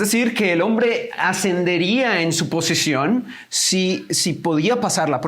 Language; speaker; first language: Spanish; native; Spanish